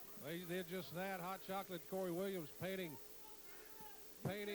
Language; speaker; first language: English; native; English